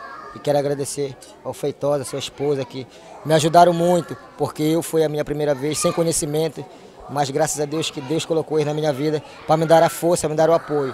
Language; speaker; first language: Portuguese; native; Portuguese